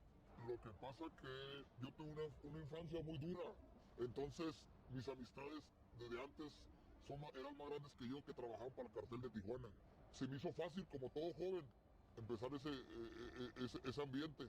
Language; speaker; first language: Spanish; native; Spanish